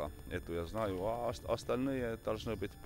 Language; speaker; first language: Russian; non-native, fluent; Estonian